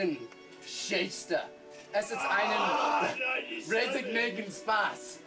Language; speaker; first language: German; non-native, learner; English